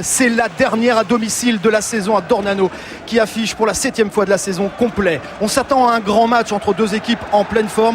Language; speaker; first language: French; native; French